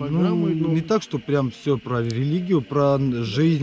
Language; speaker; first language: Russian; non-native, local second language; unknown